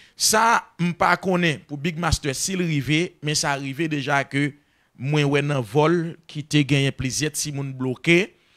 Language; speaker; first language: French; non-native, local second language; Haitian Creole